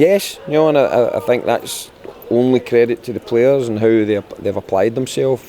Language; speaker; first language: English; native; English